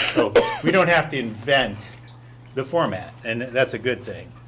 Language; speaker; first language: English; native; English